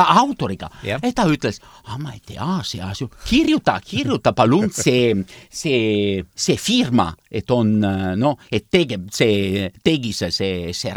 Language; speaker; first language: Estonian; non-native, learner; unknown